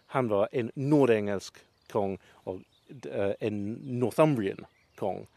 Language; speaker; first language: Norwegian; non-native, learner; English